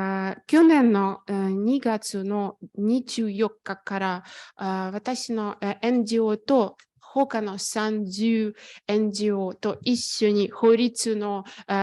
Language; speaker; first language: Japanese; non-native, fluent; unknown